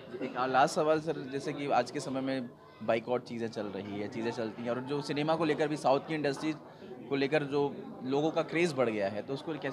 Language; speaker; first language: Hindi; native; Hindi